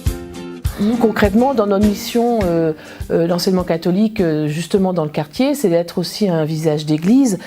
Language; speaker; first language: French; native; French